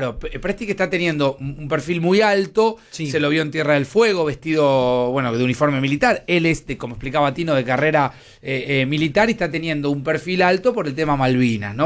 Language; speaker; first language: Spanish; native; Spanish